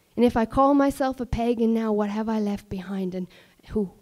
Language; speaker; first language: English; native; English